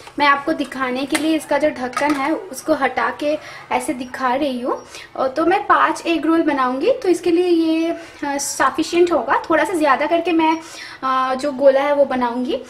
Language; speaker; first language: Hindi; non-native, local second language; Bangla